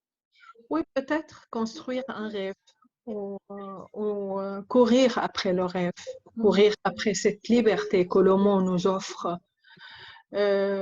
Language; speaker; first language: French; non-native, fluent; Arabic